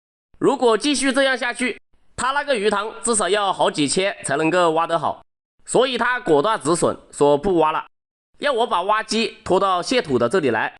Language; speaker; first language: Chinese; native; Chinese